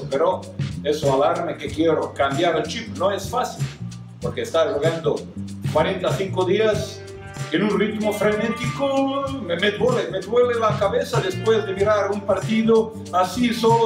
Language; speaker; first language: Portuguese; non-native, learner; Croatian